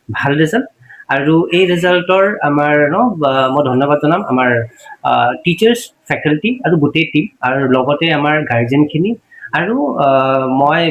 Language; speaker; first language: Assamese; native; Assamese